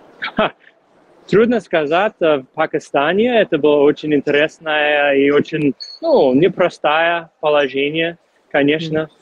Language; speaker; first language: Russian; non-native, fluent; English